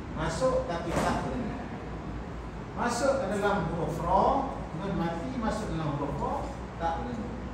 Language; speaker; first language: Malay; native; Malay